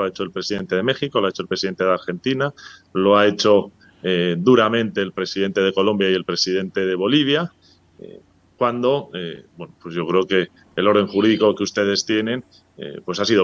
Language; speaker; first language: Spanish; native; Spanish